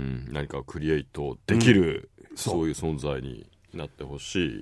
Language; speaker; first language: Japanese; native; Japanese